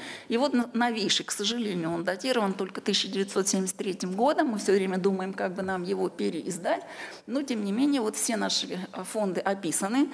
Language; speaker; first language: Russian; native; Russian